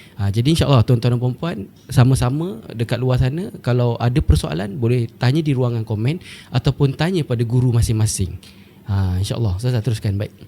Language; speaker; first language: Malay; native; Malay